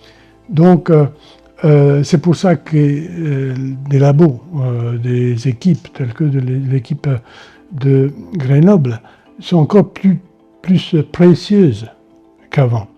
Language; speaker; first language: French; non-native, fluent; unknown